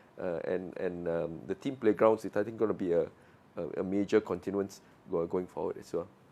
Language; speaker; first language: English; non-native, local second language; Malay